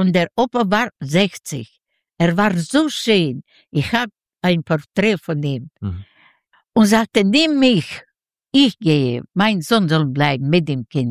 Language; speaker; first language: German; non-native, fluent; Yiddish